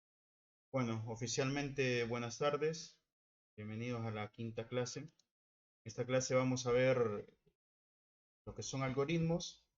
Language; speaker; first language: Spanish; native; Spanish